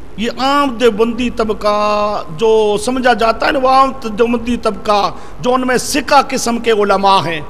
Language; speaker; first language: Urdu; non-native, local second language; Punjabi